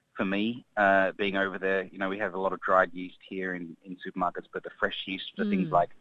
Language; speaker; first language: English; native; English